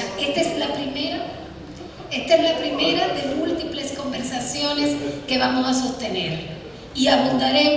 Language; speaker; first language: Spanish; native; Spanish